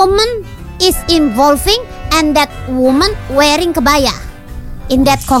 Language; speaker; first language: English; non-native, learner; Indonesian